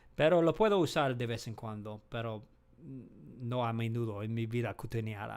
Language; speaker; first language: Spanish; non-native, learner; English